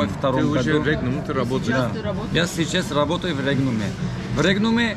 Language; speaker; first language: Russian; non-native, learner; Turkish